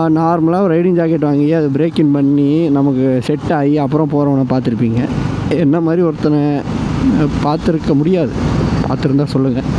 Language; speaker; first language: Tamil; non-native, local second language; Malayalam